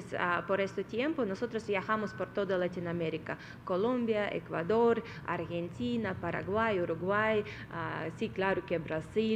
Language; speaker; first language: Spanish; non-native, fluent; Russian